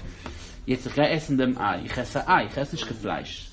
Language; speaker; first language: German; non-native, local second language; Yiddish